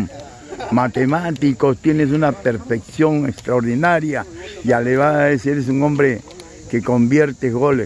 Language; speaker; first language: Spanish; native; Spanish